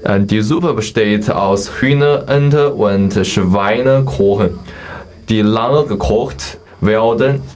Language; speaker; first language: German; non-native, learner; Chinese